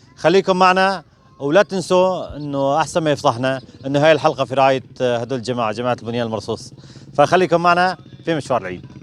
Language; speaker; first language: Arabic; native; Arabic